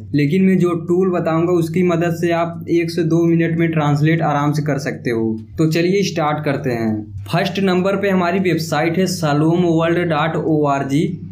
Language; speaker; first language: Hindi; native; Hindi